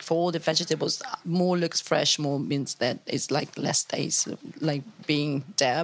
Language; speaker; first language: English; non-native, fluent; Italian